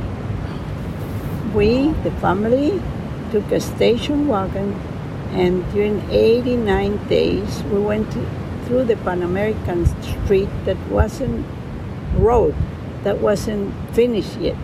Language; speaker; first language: English; non-native, fluent; Spanish